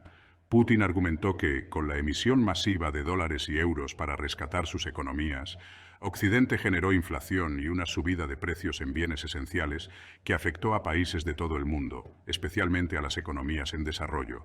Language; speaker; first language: Spanish; native; Spanish